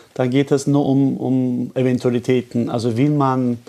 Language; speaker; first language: German; non-native, fluent; Turkish